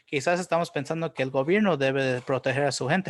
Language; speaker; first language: Spanish; early bilingual, heritage; Spanish